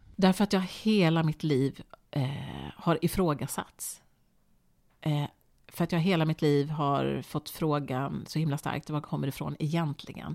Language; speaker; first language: Swedish; native; Swedish